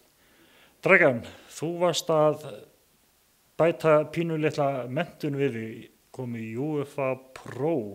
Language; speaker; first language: Icelandic; native; Icelandic